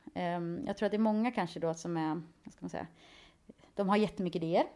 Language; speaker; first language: Swedish; native; Swedish